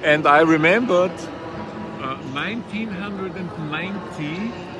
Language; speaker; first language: English; non-native, fluent; German